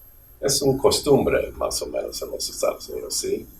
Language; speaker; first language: Spanish; non-native, fluent; English